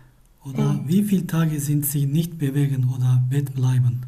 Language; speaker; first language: German; non-native, learner; Turkish